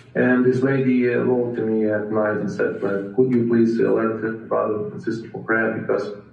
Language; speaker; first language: English; non-native, fluent; Ukrainian